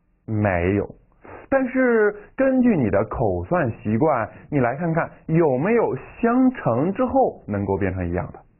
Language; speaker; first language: Chinese; native; Chinese